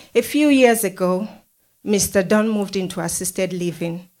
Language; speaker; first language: English; non-native, local second language; Yoruba